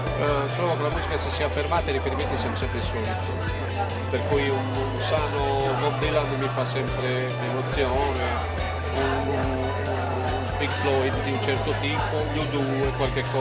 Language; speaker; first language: Italian; native; Italian